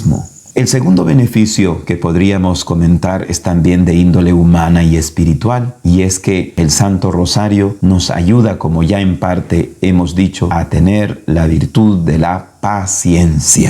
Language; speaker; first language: Spanish; native; Spanish